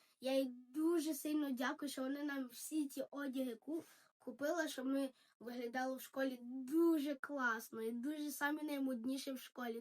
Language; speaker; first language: Ukrainian; early bilingual, heritage; Ukrainian